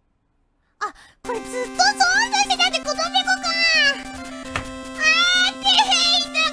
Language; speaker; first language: Japanese; native; Japanese